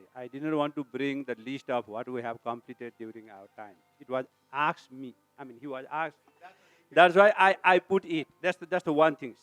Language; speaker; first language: English; non-native, local second language; Nepali